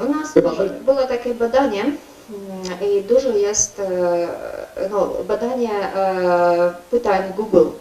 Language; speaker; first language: Polish; non-native, learner; Ukrainian